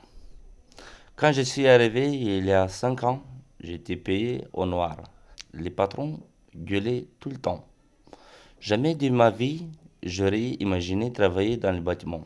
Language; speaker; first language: French; non-native, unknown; Romanian